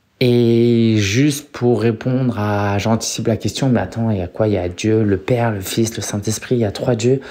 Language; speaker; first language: French; early bilingual, other home language; Chinese